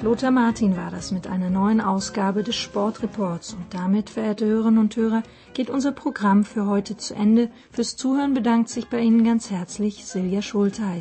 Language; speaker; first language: German; native; German